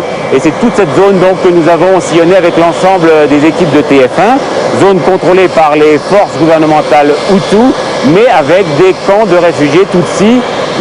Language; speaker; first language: French; native; French